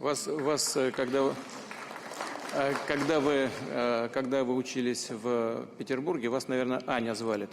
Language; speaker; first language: Russian; native; Russian